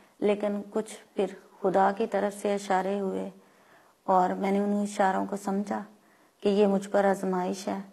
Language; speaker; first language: Urdu; non-native, local second language; Punjabi